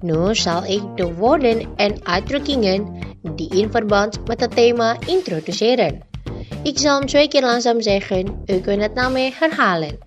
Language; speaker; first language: Dutch; non-native, fluent; Indonesian